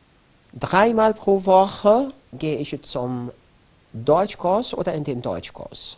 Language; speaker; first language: German; non-native, fluent; Arabic